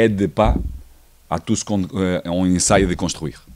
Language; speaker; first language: French; non-native, learner; Portuguese